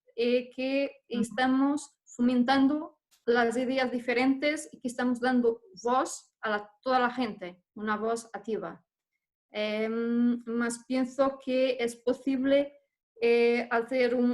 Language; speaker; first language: Spanish; non-native, fluent; Portuguese